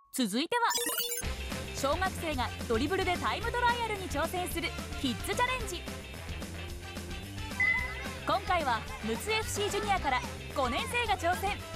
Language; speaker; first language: Japanese; native; Japanese